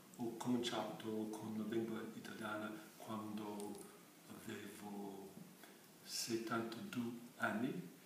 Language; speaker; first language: Italian; non-native, fluent; English